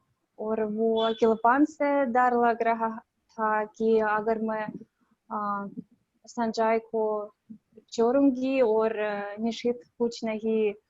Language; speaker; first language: Hindi; non-native, learner; Russian